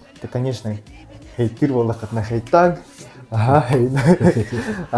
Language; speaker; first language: Russian; non-native, local second language; Yakut